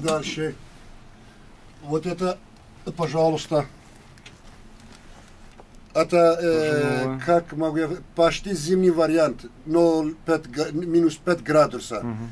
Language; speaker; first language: Russian; non-native, learner; Turkish